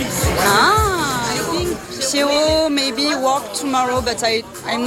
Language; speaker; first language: English; non-native, learner; French